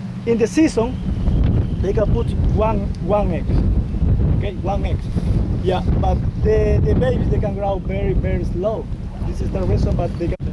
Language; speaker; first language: English; non-native, learner; Spanish